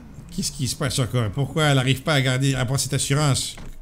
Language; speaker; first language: French; native; French